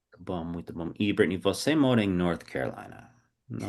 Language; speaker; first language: Portuguese; non-native, fluent; English